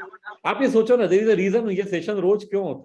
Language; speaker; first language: Hindi; native; Hindi